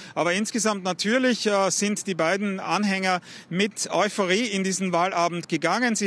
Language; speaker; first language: German; native; German